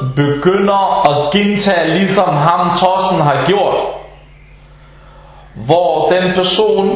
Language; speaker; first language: Danish; non-native, fluent; Arabic